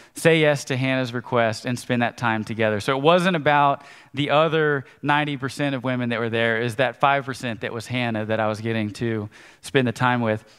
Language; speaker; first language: English; native; English